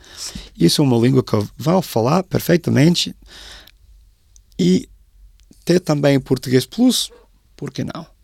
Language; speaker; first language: Portuguese; non-native, fluent; English